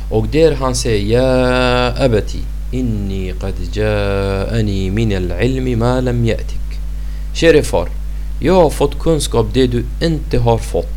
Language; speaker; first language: Swedish; non-native, fluent; Arabic